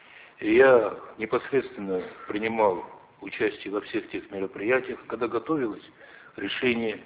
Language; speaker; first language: Russian; non-native, local second language; Ossetic